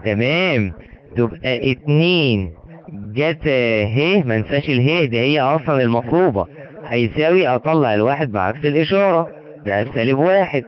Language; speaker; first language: Arabic; native; Arabic